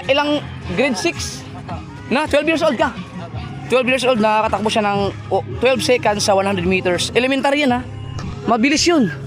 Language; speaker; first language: Filipino; non-native, local second language; Cebuano